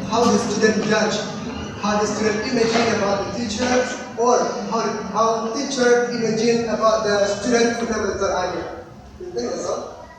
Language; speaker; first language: English; non-native, learner; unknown